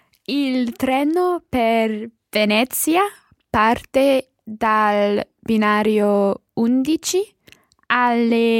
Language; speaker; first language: Italian; non-native, learner; English